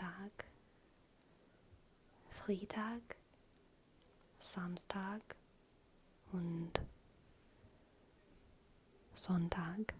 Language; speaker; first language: German; non-native, learner; English